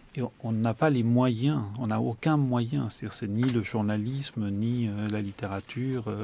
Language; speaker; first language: French; early bilingual, other home language; Spanish